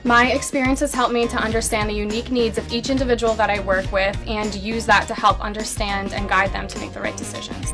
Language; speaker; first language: English; native; English